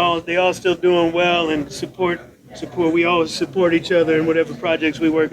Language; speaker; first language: English; native; English